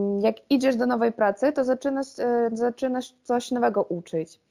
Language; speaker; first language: Polish; non-native, fluent; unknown